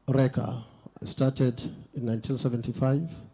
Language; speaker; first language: English; non-native, local second language; Hausa